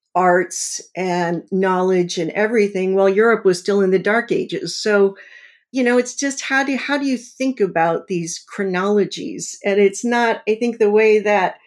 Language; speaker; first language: English; native; English